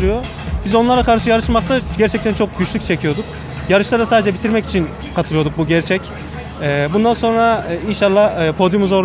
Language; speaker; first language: Turkish; native; Turkish